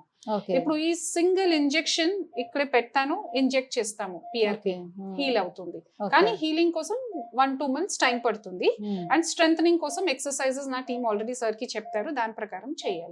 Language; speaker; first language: Telugu; non-native, fluent; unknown